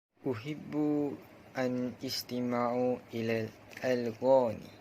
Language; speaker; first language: Arabic; non-native, learner; Malay